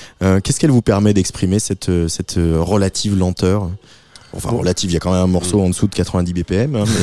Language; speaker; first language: French; native; French